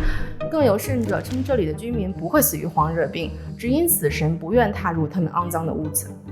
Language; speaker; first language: Chinese; native; Chinese